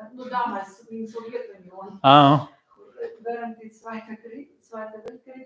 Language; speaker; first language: German; non-native, learner; Russian